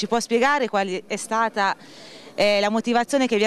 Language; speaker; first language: Italian; native; Italian